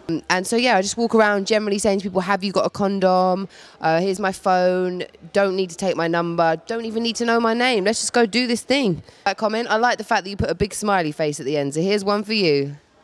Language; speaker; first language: English; native; English